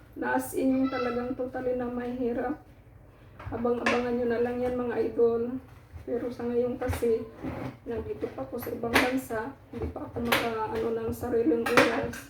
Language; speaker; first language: Filipino; non-native, local second language; Waray